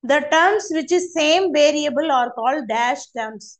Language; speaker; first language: English; non-native, local second language; Tamil